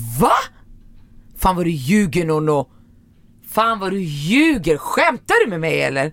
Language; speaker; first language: Swedish; early bilingual, other home language; Arabic